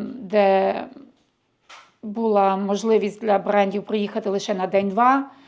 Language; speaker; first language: Ukrainian; early bilingual, heritage; Ukrainian